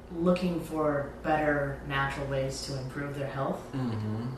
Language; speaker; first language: English; native; English